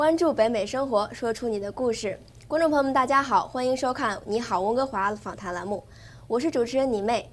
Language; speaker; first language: Chinese; native; Chinese